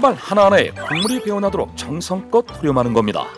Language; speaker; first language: Korean; native; Korean